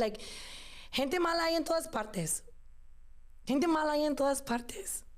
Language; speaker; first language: Spanish; early bilingual, other home language; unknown